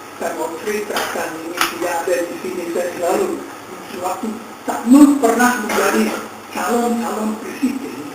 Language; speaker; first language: Indonesian; non-native, fluent; German